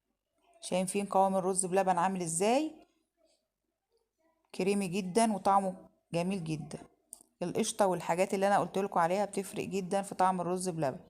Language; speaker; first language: Arabic; native; Arabic